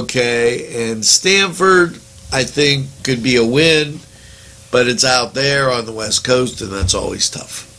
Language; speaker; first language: English; native; English